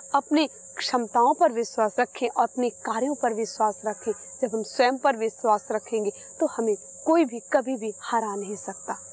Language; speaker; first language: Hindi; native; Hindi